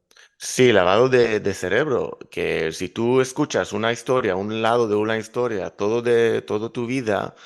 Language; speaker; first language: Spanish; non-native, fluent; Hebrew